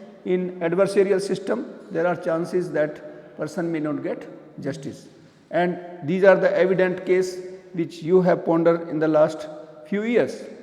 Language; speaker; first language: English; non-native, local second language; Hindi